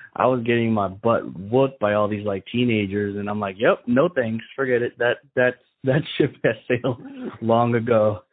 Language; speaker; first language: English; native; English